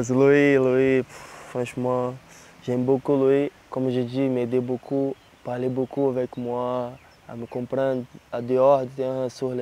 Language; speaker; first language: French; non-native, learner; Portuguese